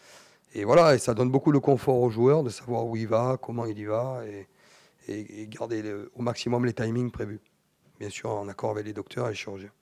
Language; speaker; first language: French; native; French